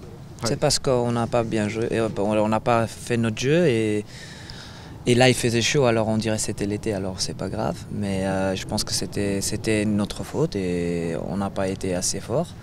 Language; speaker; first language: French; non-native, fluent; Dutch